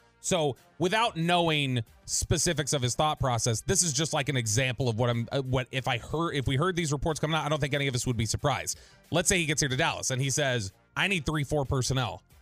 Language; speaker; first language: English; native; English